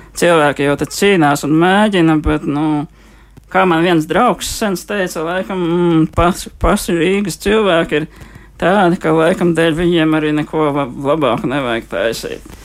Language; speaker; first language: Latvian; native; Latvian